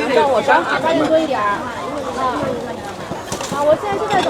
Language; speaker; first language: Chinese; native; Chinese